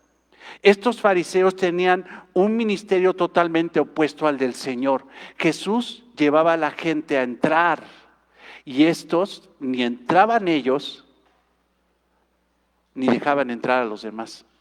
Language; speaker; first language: Spanish; native; Spanish